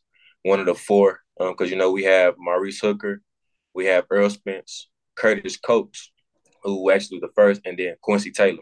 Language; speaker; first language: English; native; English